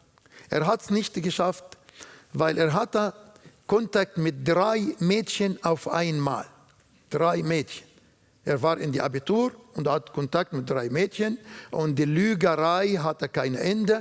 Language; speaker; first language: German; non-native, learner; Arabic